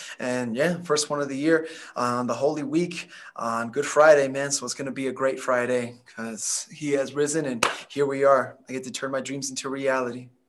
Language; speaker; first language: English; early bilingual, other home language; Spanish